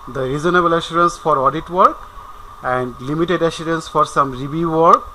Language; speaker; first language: English; non-native, local second language; Bangla